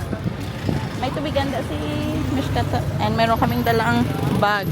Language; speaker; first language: Filipino; non-native, local second language; Hiligaynon